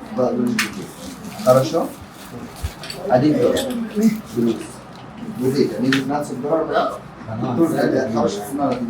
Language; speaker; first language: Russian; non-native, learner; Arabic